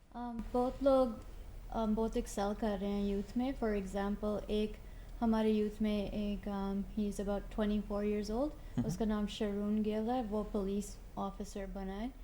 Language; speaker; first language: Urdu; early bilingual, heritage; Urdu